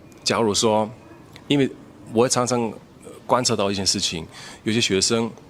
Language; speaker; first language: Chinese; non-native, fluent; German